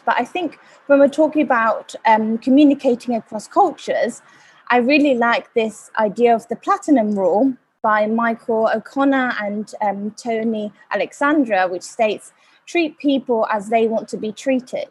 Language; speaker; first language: English; native; English